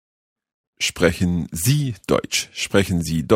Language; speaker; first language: German; non-native, learner; English